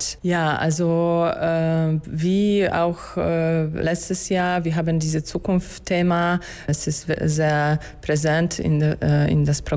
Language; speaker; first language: German; non-native, fluent; Polish